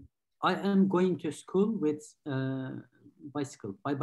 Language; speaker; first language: English; non-native, fluent; Turkish